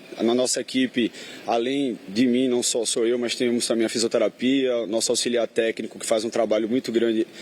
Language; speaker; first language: Portuguese; native; Portuguese